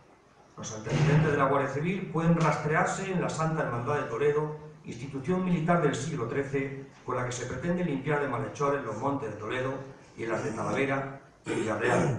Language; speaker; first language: Spanish; native; Spanish